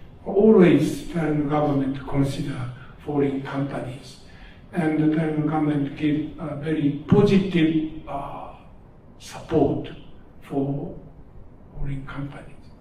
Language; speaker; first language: English; non-native, learner; Japanese